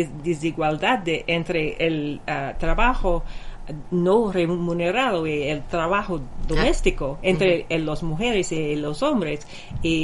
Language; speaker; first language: Spanish; non-native, fluent; English